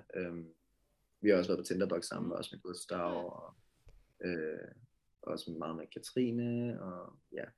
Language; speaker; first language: Danish; native; Danish